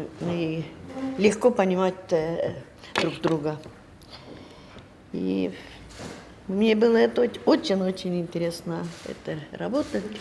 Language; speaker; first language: Russian; non-native, learner; Estonian